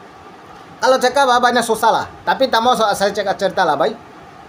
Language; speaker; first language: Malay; non-native, learner; Bangla